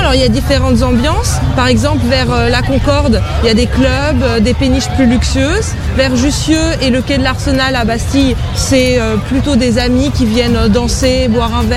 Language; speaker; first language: French; native; French